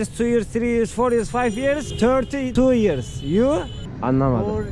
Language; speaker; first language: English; non-native, learner; Turkish